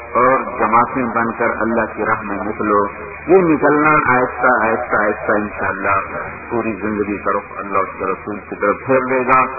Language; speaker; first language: Urdu; non-native, local second language; Punjabi